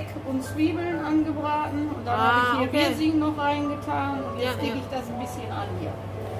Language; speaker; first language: German; native; German